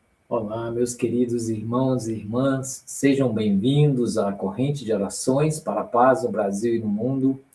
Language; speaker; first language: Portuguese; native; Portuguese